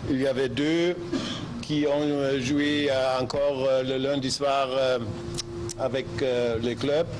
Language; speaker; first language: French; non-native, learner; German